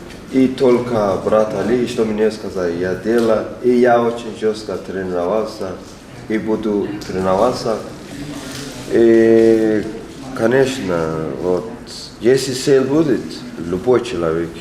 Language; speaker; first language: Russian; non-native, learner; Persian